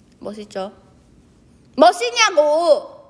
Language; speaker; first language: Korean; non-native, fluent; Chinese